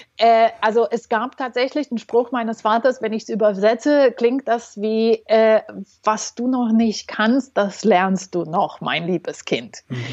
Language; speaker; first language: German; non-native, fluent; Romanian